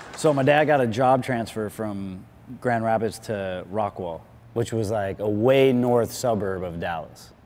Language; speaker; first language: English; native; English